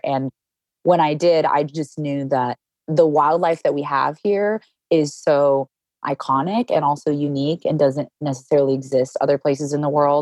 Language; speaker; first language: English; native; English